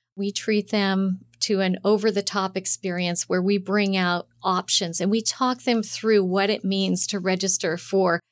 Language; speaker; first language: English; native; English